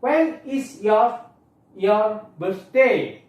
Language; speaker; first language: English; non-native, learner; Indonesian